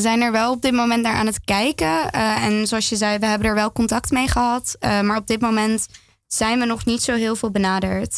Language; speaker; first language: Dutch; native; Dutch